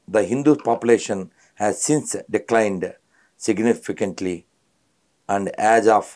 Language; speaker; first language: English; non-native, local second language; Telugu